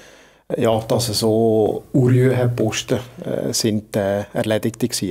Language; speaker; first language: German; native; German